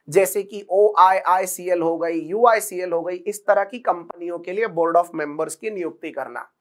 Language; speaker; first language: Hindi; non-native, local second language; Marathi